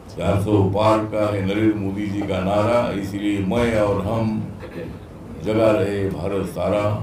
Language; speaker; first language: Hindi; non-native, local second language; Marathi